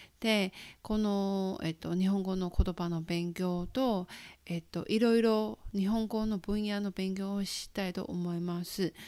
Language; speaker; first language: Japanese; non-native, fluent; Chinese